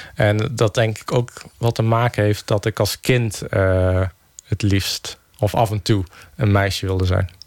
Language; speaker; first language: Dutch; native; Dutch